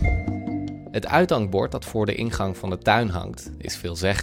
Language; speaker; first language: Dutch; native; Dutch